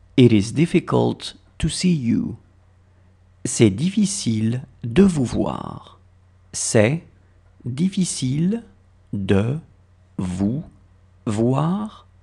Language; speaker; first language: French; native; French